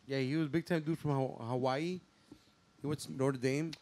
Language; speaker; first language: English; early bilingual, other home language; Spanish